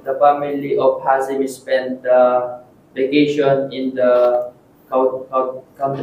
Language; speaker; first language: English; non-native, local second language; Filipino